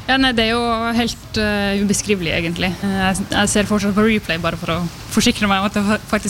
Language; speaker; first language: Norwegian; native; Norwegian